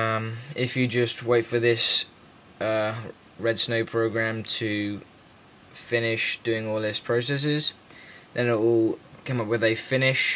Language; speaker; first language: English; native; English